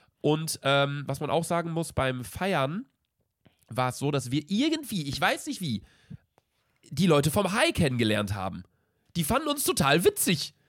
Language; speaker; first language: German; native; German